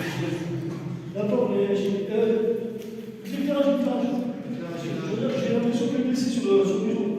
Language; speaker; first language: French; native; French